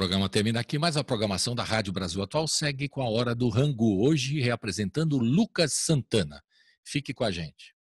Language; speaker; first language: Portuguese; native; Portuguese